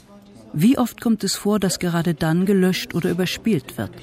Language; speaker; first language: German; native; German